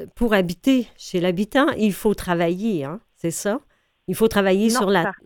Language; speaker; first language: French; native; French